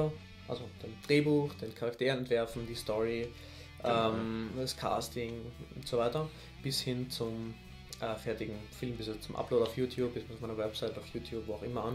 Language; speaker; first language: German; native; German